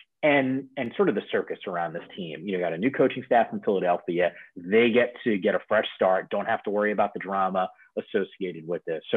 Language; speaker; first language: English; native; English